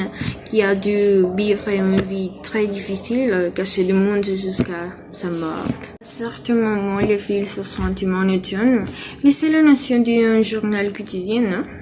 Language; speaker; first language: French; non-native, learner; Spanish